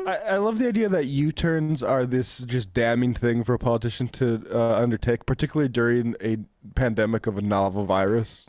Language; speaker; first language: English; native; English